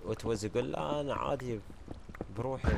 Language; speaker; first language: Arabic; native; Arabic